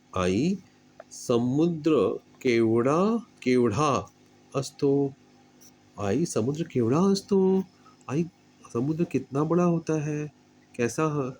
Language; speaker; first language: Hindi; native; Hindi